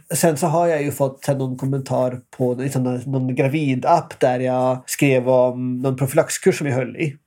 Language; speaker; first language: Swedish; non-native, fluent; Norwegian